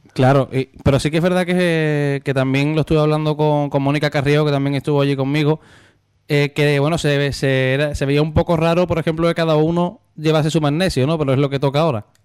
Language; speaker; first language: Spanish; native; Spanish